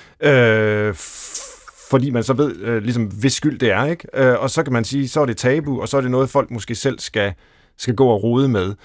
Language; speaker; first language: Danish; native; Danish